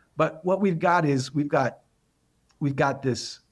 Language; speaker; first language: English; native; English